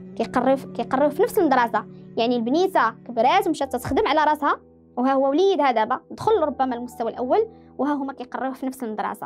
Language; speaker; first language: Arabic; native; Arabic